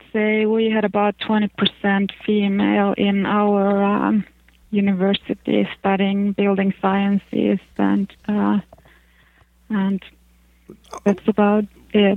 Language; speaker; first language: English; non-native, fluent; Finnish